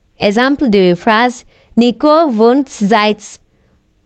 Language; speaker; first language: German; non-native, fluent; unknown